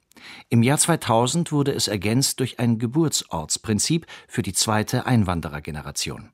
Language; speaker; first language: German; native; German